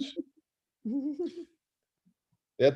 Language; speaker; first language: Portuguese; early bilingual, other home language; German